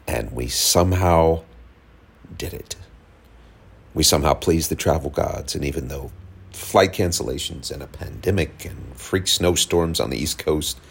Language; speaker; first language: English; native; English